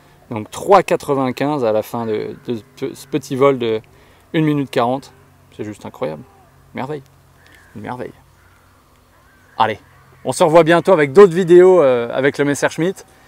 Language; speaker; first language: French; native; French